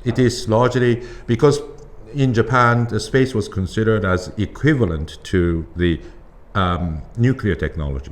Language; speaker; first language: English; non-native, fluent; Japanese